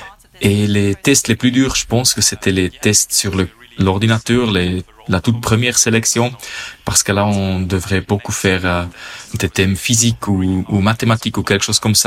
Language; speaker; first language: French; non-native, local second language; German